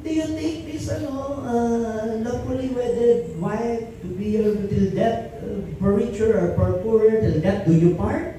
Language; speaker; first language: English; non-native, local second language; Filipino